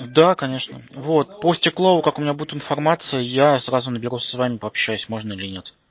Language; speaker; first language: Russian; native; Russian